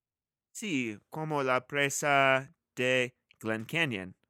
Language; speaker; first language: Spanish; non-native, learner; English